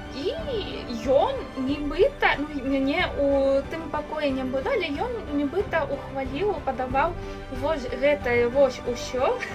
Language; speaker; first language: Belarusian; non-native, fluent; Spanish